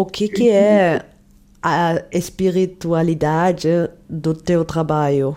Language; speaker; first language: Portuguese; non-native, fluent; German